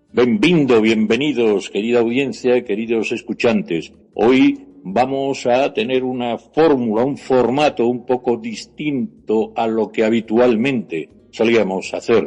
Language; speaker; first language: Spanish; native; Spanish